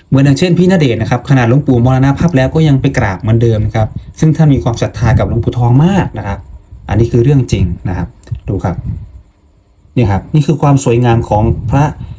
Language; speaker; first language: Thai; non-native, local second language; Lao